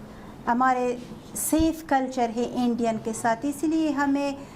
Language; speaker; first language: Hindi; non-native, fluent; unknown